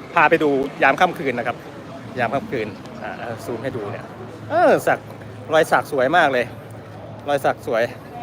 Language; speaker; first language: Thai; native; Thai